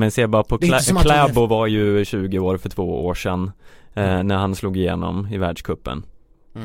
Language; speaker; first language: Swedish; native; Swedish